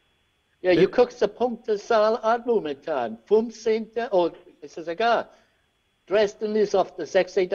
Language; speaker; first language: German; non-native, learner; English